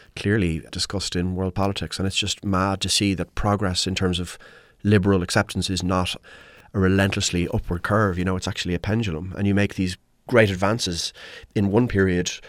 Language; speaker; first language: English; native; English